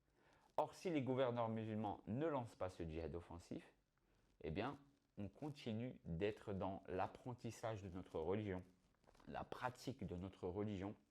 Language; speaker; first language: French; native; French